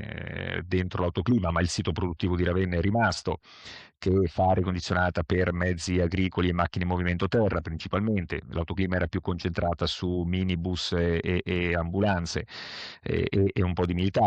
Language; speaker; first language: Italian; native; Italian